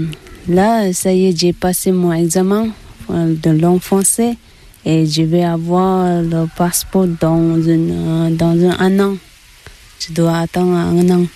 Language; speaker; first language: French; non-native, learner; Tibetan